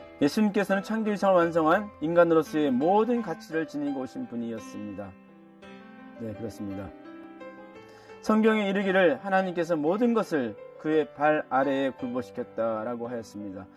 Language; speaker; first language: Korean; native; Korean